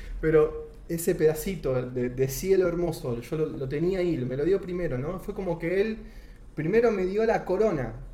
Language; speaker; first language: Spanish; native; Spanish